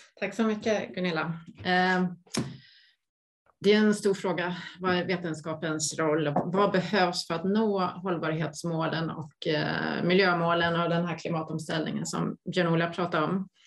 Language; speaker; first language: Swedish; native; Swedish